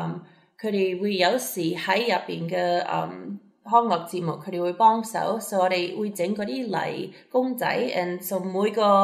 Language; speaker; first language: Cantonese; early bilingual, heritage; Cantonese